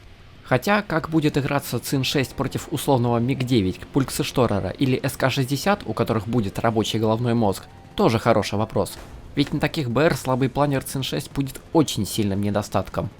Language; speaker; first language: Russian; native; Russian